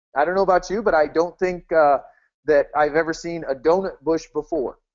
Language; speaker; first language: English; native; English